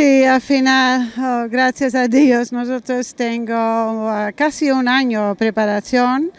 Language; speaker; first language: Spanish; non-native, learner; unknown